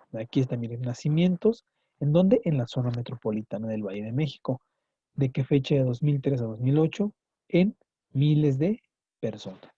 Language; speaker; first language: Spanish; native; Spanish